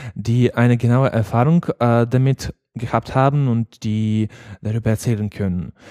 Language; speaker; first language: German; non-native, learner; Ukrainian